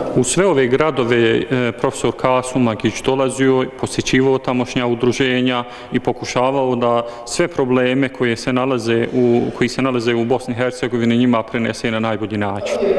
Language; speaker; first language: Bosnian; early bilingual, heritage; Bosnian